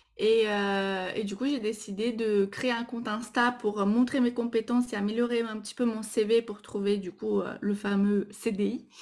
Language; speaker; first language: French; non-native, fluent; Portuguese